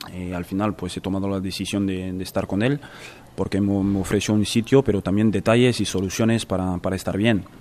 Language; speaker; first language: Spanish; non-native, fluent; French